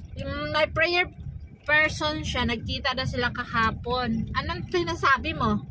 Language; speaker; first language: Filipino; non-native, local second language; Cebuano